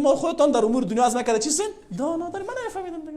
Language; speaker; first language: Persian; native; Persian